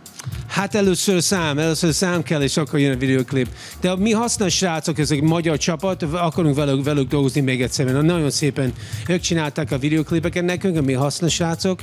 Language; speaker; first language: Hungarian; early bilingual, heritage; English